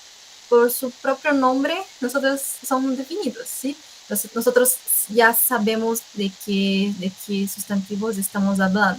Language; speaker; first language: Spanish; non-native, fluent; Portuguese